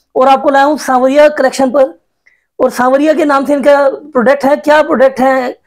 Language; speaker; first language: Hindi; native; Hindi